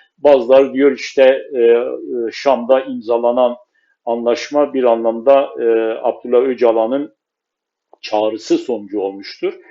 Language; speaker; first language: Turkish; non-native, local second language; Kurdish